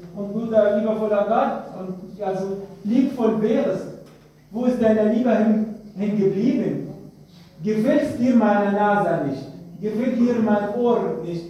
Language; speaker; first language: German; non-native, fluent; Arabic